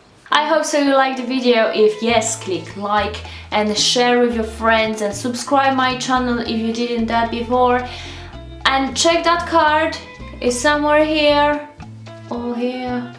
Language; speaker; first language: English; non-native, learner; Polish